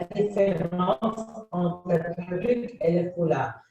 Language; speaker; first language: French; non-native, learner; English